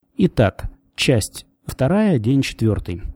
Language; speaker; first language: Russian; native; Russian